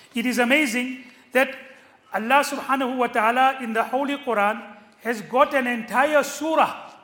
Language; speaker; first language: English; native; English